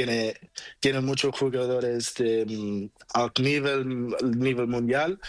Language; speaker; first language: Spanish; non-native, learner; Portuguese